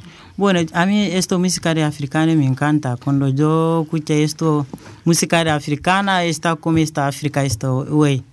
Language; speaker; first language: Spanish; non-native, learner; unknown